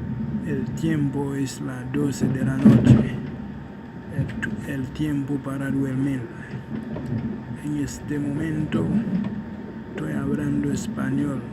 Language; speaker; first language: Spanish; non-native, fluent; Haitian Creole